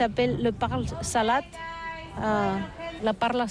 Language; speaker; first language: French; non-native, learner; Catalan